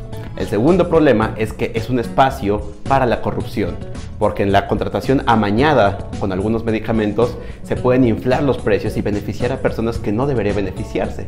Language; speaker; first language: Spanish; native; Spanish